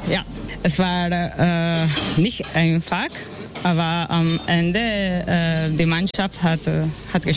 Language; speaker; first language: German; non-native, learner; Spanish